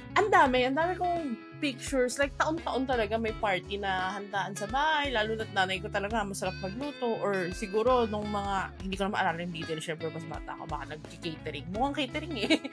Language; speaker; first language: Filipino; native; Filipino